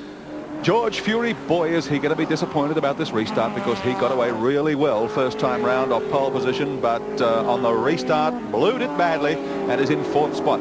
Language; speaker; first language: English; native; English